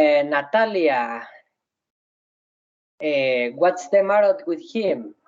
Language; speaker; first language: English; non-native, learner; Spanish